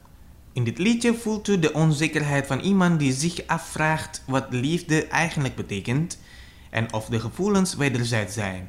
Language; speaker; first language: Dutch; non-native, fluent; Indonesian